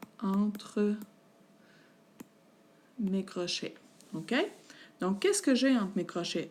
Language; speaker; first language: French; native; French